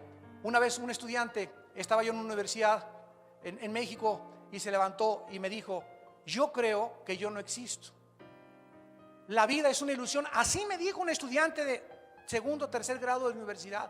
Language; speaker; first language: Spanish; native; Spanish